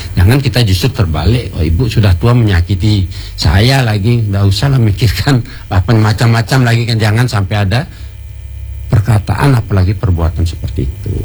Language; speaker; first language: Malay; non-native, local second language; Balinese